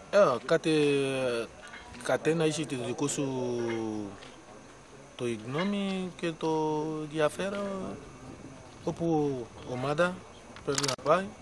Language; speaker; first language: Greek; non-native, learner; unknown